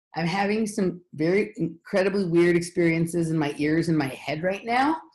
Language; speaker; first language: English; native; English